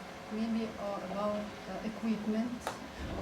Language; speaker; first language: English; non-native, learner; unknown